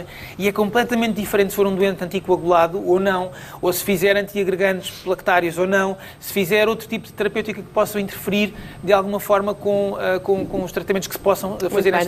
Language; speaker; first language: Portuguese; native; Portuguese